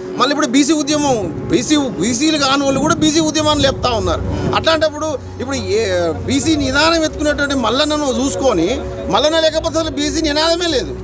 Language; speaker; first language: Telugu; native; Telugu